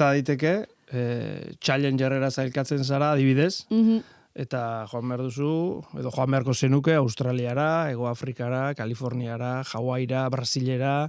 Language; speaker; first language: Basque; native; Basque